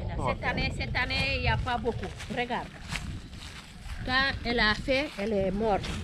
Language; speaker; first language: French; non-native, learner; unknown